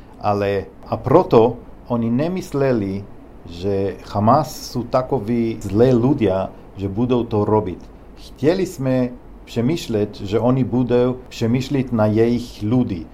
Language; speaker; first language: Czech; non-native, learner; Hebrew